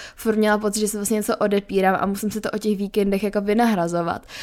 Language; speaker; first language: Czech; native; Czech